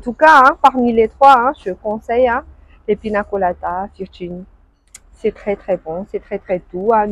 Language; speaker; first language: French; non-native, local second language; Malagasy